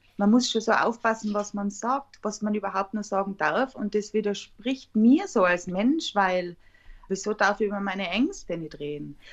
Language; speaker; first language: German; native; German